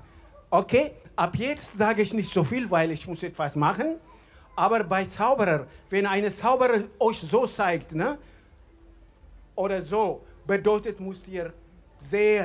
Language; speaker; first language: German; non-native, fluent; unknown